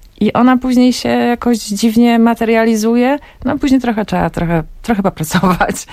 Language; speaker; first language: Polish; native; Polish